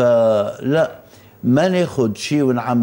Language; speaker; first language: Arabic; native; Arabic